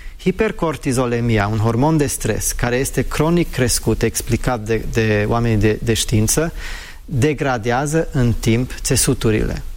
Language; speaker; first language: Romanian; non-native, fluent; English